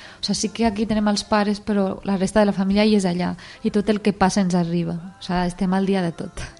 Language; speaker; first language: Catalan; early bilingual, other home language; Arabic